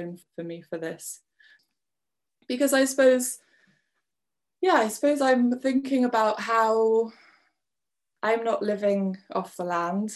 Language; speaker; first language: English; native; English